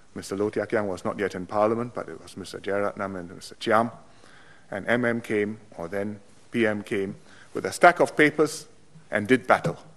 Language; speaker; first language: English; native; English